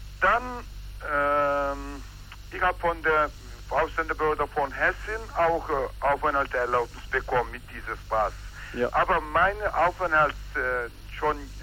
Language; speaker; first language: German; non-native, learner; Turkish